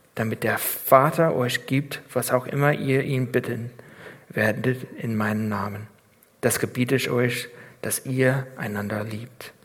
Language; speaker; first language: German; non-native, fluent; English